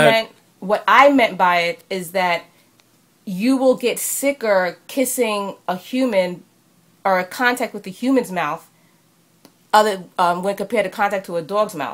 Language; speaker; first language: English; native; English